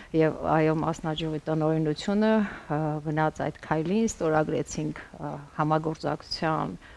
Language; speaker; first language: Armenian; native; Armenian